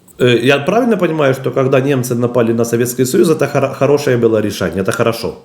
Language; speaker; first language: Russian; native; Russian